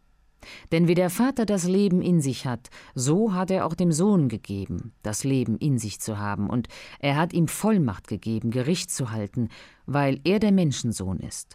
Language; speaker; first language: German; native; German